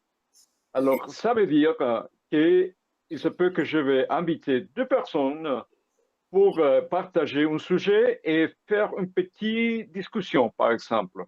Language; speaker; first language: French; non-native, fluent; Spanish